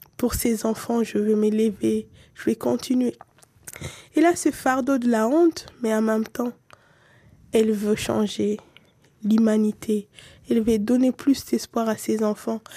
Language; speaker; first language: French; non-native, local second language; Swahili